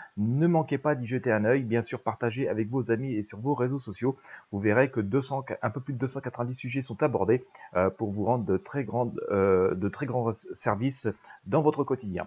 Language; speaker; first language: French; native; French